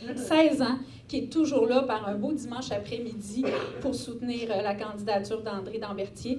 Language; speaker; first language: French; native; French